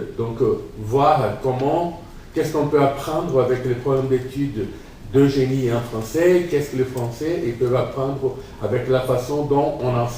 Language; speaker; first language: French; non-native, fluent; Portuguese